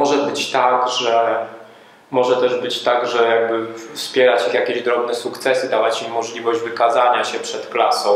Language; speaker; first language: Polish; native; Polish